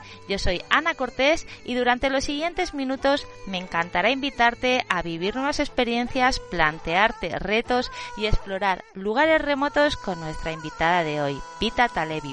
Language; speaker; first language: Spanish; native; Spanish